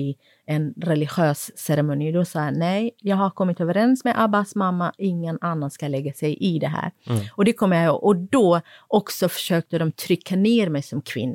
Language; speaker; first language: Swedish; non-native, fluent; Kurdish